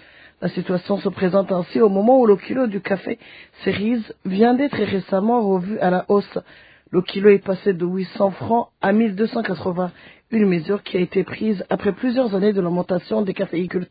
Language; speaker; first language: French; non-native, local second language; Rundi